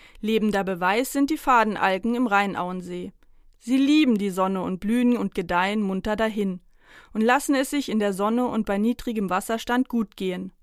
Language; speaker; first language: German; native; German